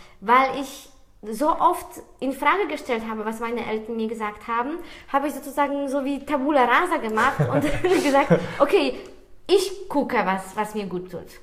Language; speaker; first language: German; non-native, fluent; Polish